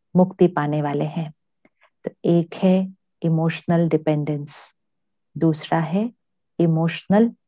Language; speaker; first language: Hindi; native; Hindi